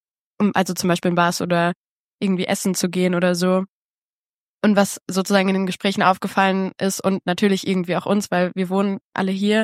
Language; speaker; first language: German; native; German